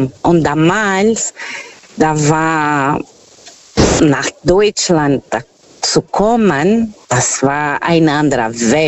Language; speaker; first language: German; non-native, fluent; Portuguese